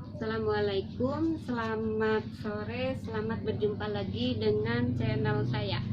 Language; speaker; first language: Indonesian; non-native, local second language; Sundanese